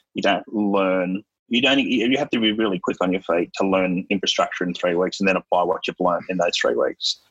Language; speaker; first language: English; native; English